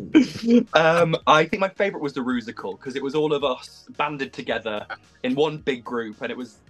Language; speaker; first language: English; native; English